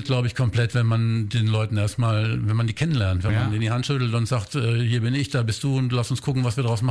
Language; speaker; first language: German; native; German